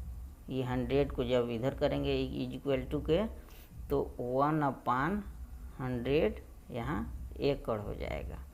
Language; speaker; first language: Hindi; native; Hindi